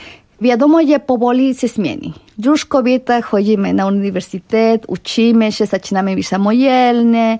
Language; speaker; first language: Polish; non-native, fluent; Spanish